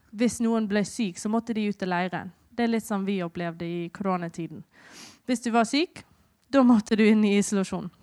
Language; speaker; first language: Norwegian; non-native, fluent; English